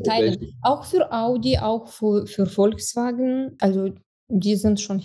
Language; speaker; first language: German; non-native, fluent; Romanian